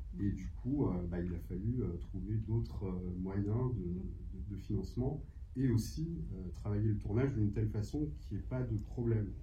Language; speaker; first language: French; native; French